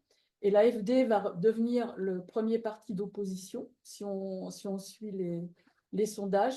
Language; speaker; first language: French; native; French